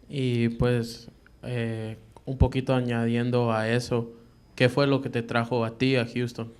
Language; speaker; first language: Spanish; native; Spanish